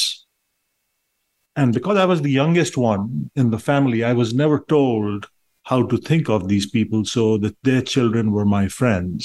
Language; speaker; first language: English; non-native, local second language; Bangla